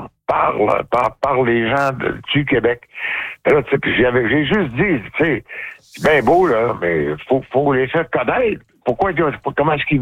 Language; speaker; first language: French; native; French